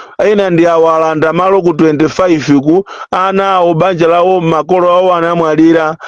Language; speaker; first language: Nyanja; native; Nyanja